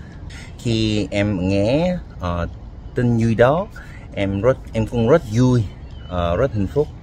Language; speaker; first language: Vietnamese; non-native, learner; Korean